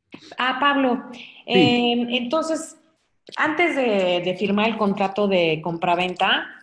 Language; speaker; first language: Spanish; native; Spanish